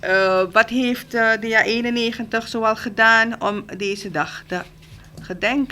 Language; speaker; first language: Dutch; native; Dutch